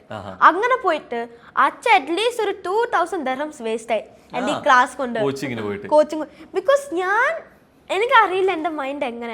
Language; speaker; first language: Malayalam; early bilingual, heritage; Malayalam